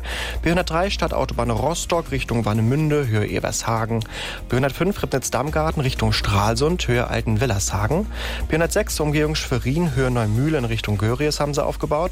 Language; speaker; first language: German; native; German